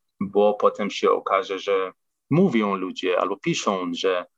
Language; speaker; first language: Polish; non-native, fluent; Persian